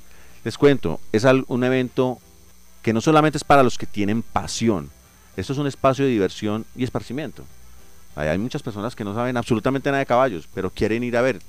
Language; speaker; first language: Spanish; native; Spanish